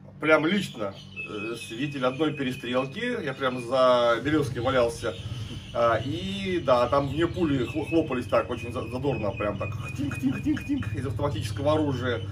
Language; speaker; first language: Russian; native; Russian